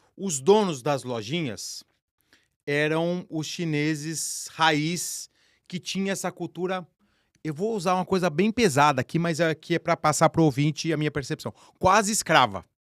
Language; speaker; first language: Portuguese; native; Portuguese